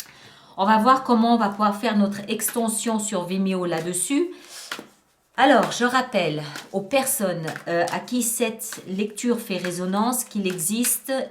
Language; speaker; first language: French; native; French